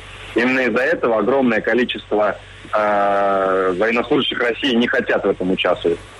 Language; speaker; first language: Russian; native; Russian